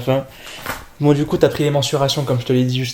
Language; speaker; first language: French; native; French